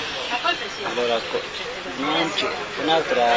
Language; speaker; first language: Italian; non-native, learner; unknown